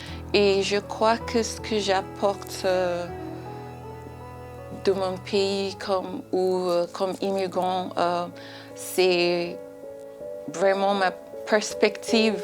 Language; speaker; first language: French; non-native, fluent; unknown